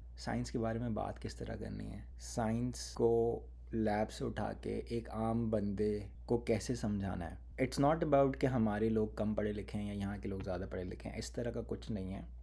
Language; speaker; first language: Urdu; native; Urdu